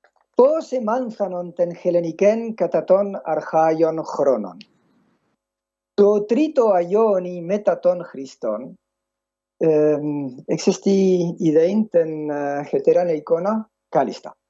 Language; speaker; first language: Greek; non-native, fluent; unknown